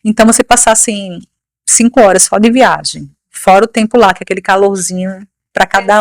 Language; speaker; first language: Portuguese; native; Portuguese